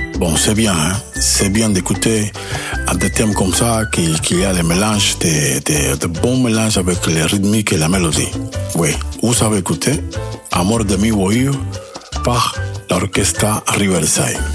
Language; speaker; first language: French; non-native, learner; Spanish